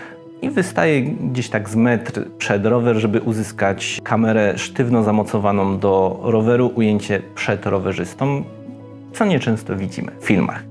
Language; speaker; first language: Polish; native; Polish